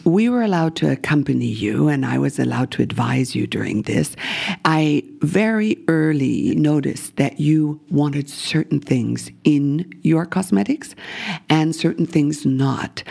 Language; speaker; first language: English; native; English